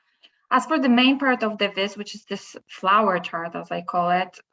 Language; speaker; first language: English; non-native, fluent; Polish